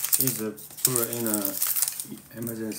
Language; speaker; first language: English; non-native, learner; Korean